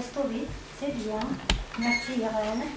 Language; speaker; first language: French; non-native, fluent; Yakut